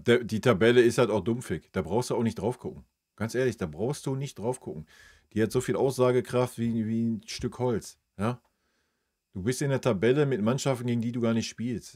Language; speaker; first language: German; native; German